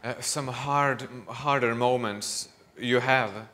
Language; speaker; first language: English; non-native, fluent; Latvian